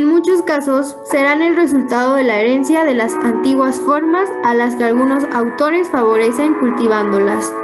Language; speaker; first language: Spanish; native; Spanish